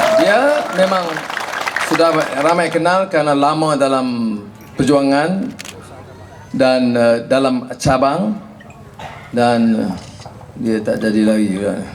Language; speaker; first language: Malay; native; Malay